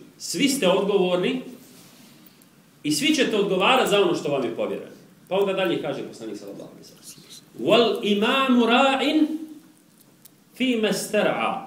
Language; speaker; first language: Serbian; native; Serbian